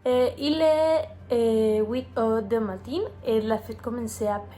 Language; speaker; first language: French; non-native, learner; Spanish